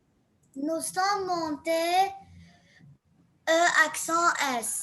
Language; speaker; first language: French; non-native, learner; Arabic